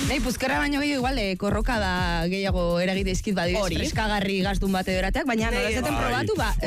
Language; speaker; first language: Basque; native; Basque